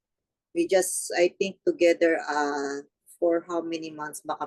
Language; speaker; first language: English; non-native, fluent; Filipino